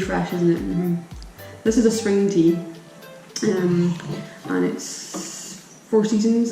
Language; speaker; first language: English; native; English